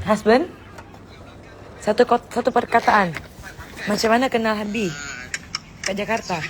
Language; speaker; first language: Malay; native; Malay